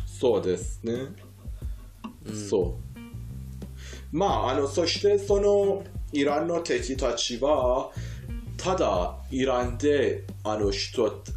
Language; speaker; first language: Japanese; non-native, fluent; Persian